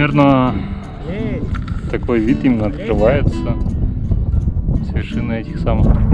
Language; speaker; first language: Russian; native; Russian